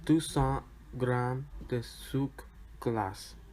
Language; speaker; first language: French; non-native, learner; English